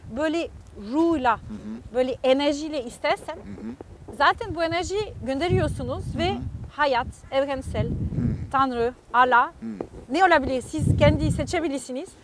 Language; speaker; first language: Turkish; non-native, fluent; French